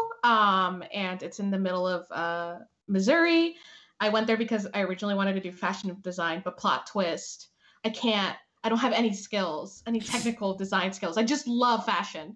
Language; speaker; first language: English; early bilingual, other home language; Spanish